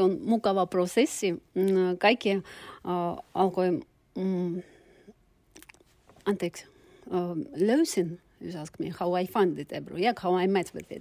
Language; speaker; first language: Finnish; non-native, learner; Turkish